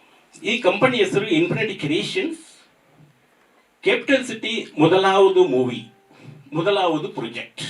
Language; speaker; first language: Kannada; non-native, fluent; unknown